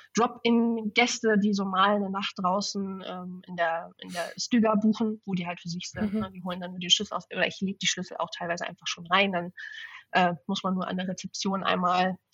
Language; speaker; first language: German; native; German